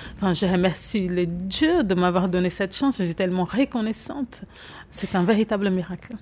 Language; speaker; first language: French; non-native, fluent; Portuguese